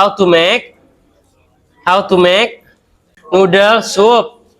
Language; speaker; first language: English; non-native, fluent; Indonesian